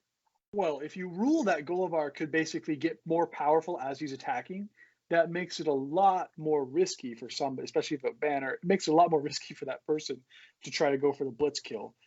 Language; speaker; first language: English; native; English